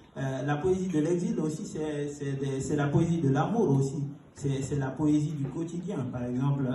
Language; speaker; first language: French; non-native, fluent; Fula